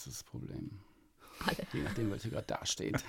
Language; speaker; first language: German; native; German